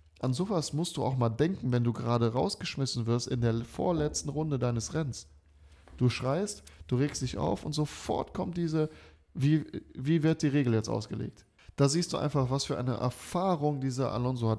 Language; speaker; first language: German; native; German